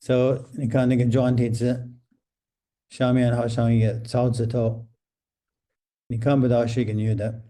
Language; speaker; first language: Chinese; non-native, fluent; English